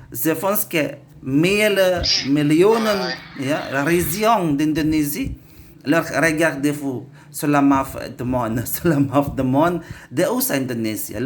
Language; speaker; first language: French; non-native, learner; Indonesian